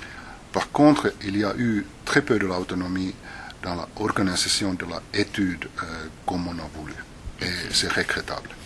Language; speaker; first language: French; non-native, fluent; Finnish